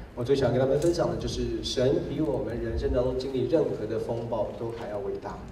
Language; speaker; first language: Chinese; native; Chinese